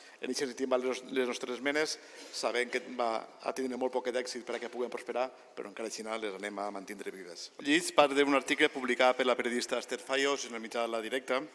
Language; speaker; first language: Catalan; native; Catalan